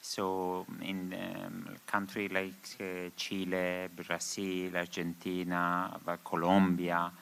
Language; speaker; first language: English; non-native, learner; Spanish